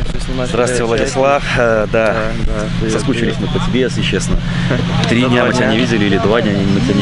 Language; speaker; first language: Russian; native; Russian